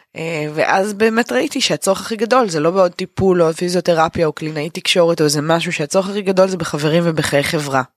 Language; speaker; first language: Hebrew; native; Hebrew